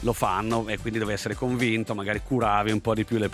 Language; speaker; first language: Italian; native; Italian